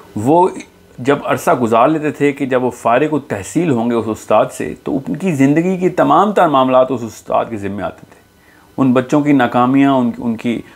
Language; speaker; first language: Urdu; native; Urdu